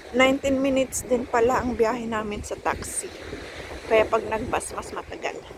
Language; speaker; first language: Filipino; native; Filipino